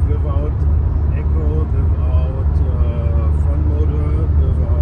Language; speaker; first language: English; non-native, learner; German